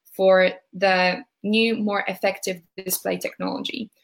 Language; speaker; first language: English; non-native, fluent; Polish